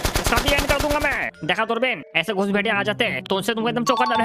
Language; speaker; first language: Hindi; native; Hindi